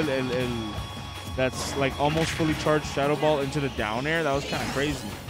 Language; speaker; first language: English; non-native, local second language; Spanish